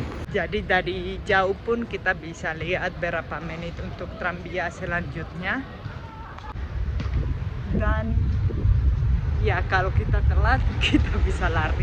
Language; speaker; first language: Indonesian; non-native, fluent; Spanish